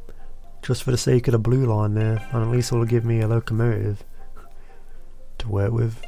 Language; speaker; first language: English; native; English